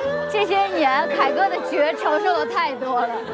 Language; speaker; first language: Chinese; native; Chinese